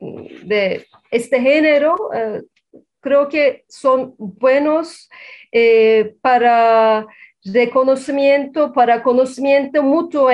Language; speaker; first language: Spanish; non-native, fluent; Turkish